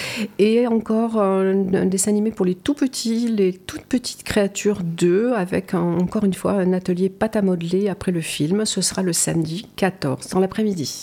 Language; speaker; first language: French; native; French